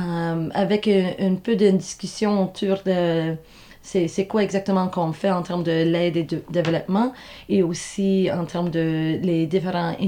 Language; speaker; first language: French; non-native, local second language; English